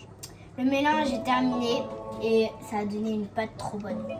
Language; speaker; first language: French; native; French